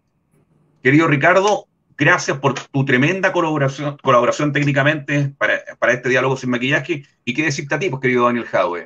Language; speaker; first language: Spanish; native; Spanish